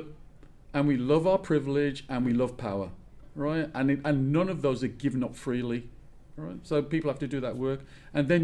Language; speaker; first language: English; native; English